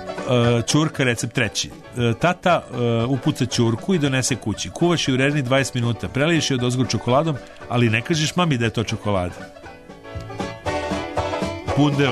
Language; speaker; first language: Serbian; native; Serbian